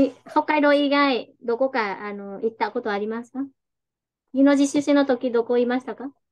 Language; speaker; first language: Japanese; non-native, fluent; Vietnamese